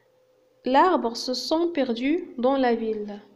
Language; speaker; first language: French; non-native, local second language; Arabic